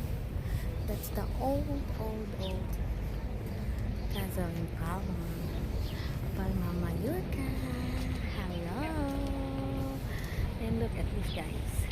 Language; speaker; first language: English; non-native, local second language; Filipino